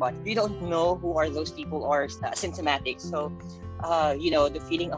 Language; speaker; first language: English; non-native, local second language; Filipino